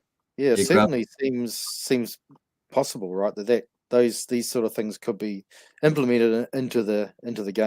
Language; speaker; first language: English; native; English